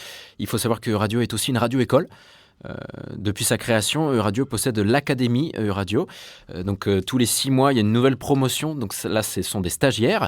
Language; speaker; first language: French; native; French